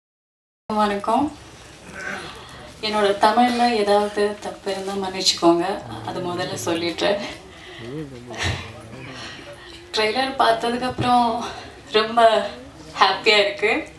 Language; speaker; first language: Tamil; non-native, fluent; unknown